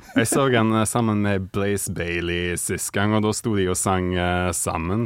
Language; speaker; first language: Norwegian; early bilingual, other home language; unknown